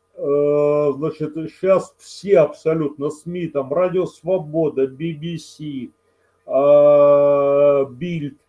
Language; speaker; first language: Russian; native; Russian